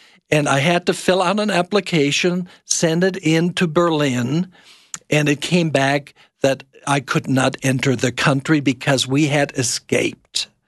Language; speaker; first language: English; non-native, fluent; German